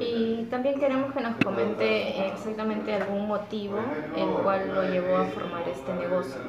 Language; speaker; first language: Spanish; native; Spanish